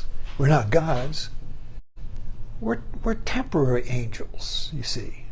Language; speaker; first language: English; native; English